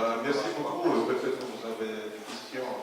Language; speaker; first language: French; non-native, fluent; Russian